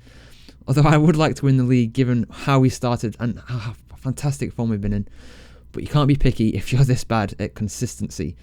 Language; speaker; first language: English; native; English